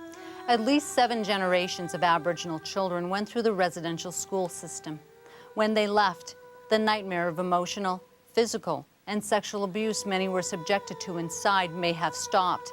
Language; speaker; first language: English; native; English